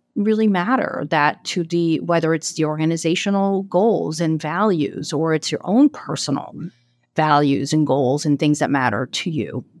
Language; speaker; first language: English; non-native, fluent; Portuguese